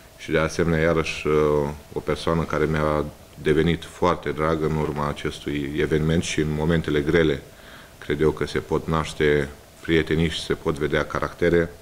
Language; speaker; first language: Romanian; native; Romanian